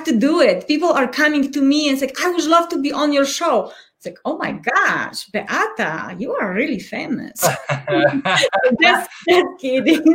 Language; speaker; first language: English; non-native, fluent; Polish